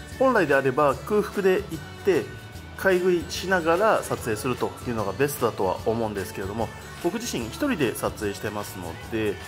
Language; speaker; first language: Japanese; native; Japanese